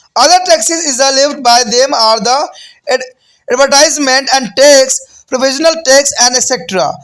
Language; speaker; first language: English; non-native, local second language; Hindi